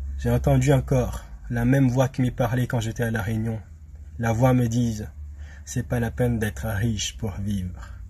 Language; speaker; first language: French; non-native, local second language; Malagasy